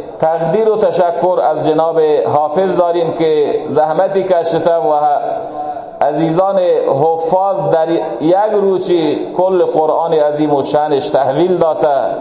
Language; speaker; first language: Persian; non-native, local second language; Baluchi